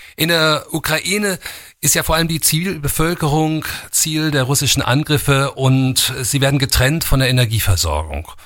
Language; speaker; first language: German; native; German